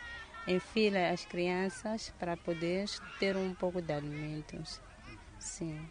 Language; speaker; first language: Portuguese; non-native, local second language; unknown